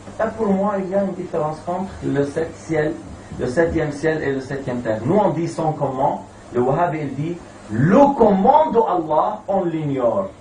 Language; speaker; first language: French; non-native, fluent; Arabic